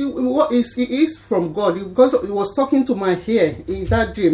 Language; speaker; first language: English; non-native, local second language; Yoruba